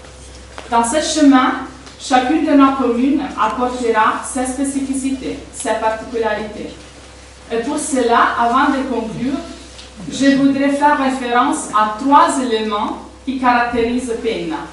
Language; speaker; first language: French; non-native, fluent; Italian